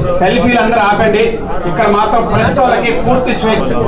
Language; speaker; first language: Telugu; native; Telugu